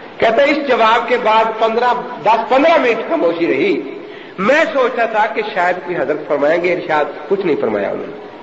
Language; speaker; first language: Urdu; non-native, local second language; Punjabi